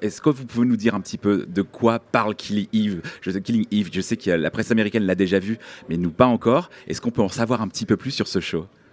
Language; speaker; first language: French; native; French